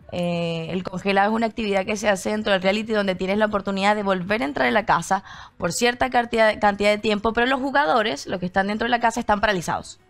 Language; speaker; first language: Spanish; native; Spanish